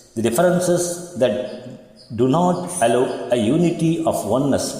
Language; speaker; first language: English; non-native, local second language; Tamil